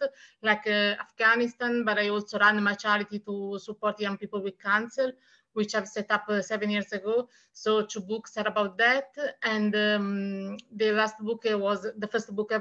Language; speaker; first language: English; non-native, fluent; Italian